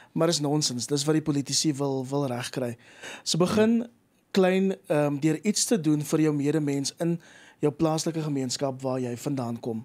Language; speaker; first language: Afrikaans; native; Afrikaans